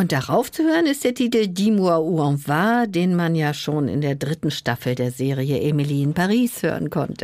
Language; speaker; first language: German; native; German